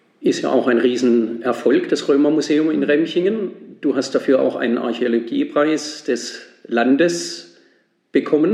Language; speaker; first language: German; native; German